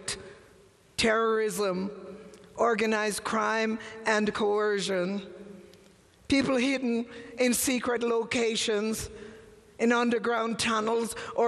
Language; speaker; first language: English; native; English